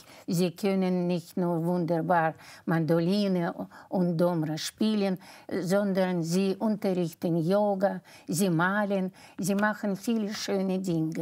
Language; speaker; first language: German; non-native, fluent; Russian